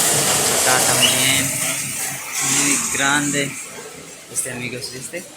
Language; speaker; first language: Spanish; non-native, learner; Urdu